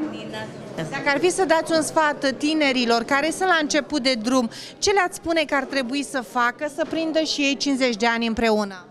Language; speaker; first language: Romanian; native; Romanian